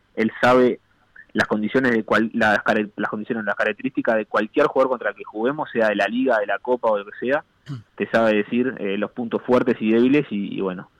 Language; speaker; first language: Spanish; native; Spanish